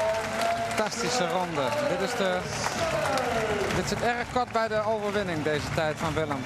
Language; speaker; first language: Dutch; native; Dutch